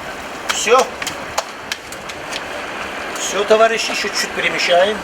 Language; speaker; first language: Russian; non-native, local second language; Tajik